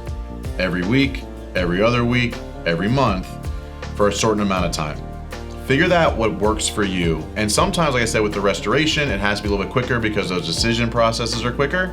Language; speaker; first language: English; native; English